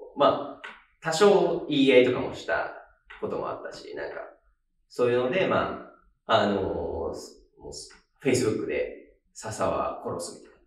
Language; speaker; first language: Japanese; native; Japanese